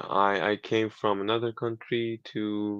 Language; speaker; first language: English; non-native, learner; Persian